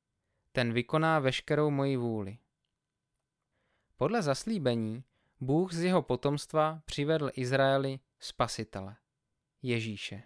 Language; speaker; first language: Czech; native; Czech